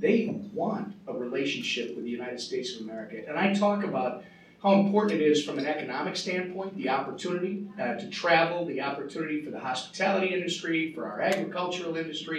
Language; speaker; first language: English; native; English